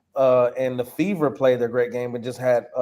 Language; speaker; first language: English; native; English